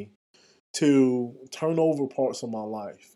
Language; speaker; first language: English; native; English